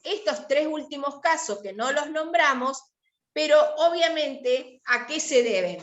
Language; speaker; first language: Spanish; native; Spanish